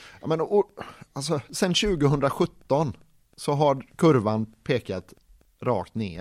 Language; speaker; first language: Swedish; native; Swedish